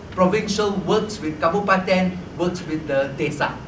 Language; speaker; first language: English; non-native, local second language; Malay